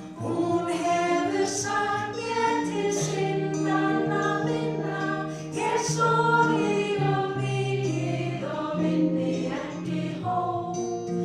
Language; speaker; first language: Icelandic; native; Icelandic